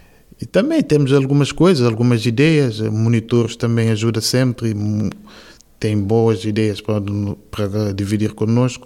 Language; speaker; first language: Portuguese; non-native, local second language; Kabuverdianu